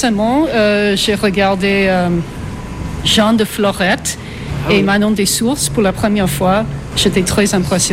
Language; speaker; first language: French; non-native, fluent; English